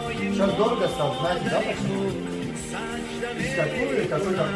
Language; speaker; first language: Russian; non-native, learner; Tajik